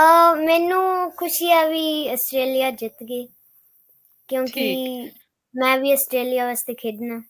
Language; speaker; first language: Punjabi; early bilingual, heritage; Punjabi